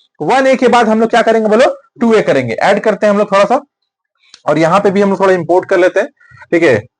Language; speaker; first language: Hindi; native; Hindi